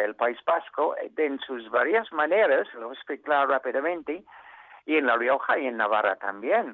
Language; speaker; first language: Spanish; non-native, fluent; English